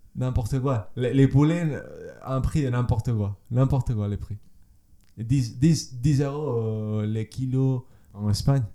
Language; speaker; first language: French; non-native, learner; Spanish